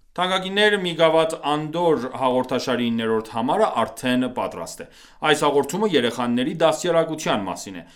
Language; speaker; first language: Armenian; native; Armenian